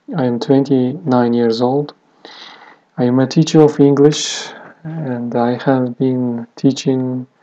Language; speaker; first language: English; non-native, fluent; Kazakh